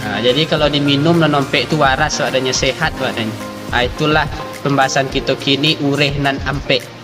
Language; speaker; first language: Malay; non-native, local second language; Minangkabau